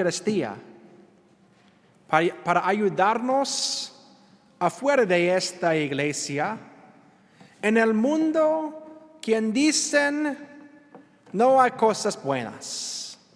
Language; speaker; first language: Spanish; non-native, learner; English